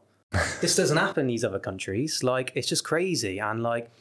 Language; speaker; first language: English; native; English